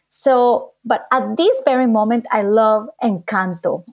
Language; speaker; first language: English; non-native, fluent; Spanish